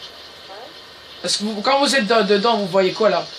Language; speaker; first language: French; native; French